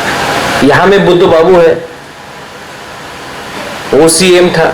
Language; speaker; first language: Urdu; non-native, local second language; Kok Borok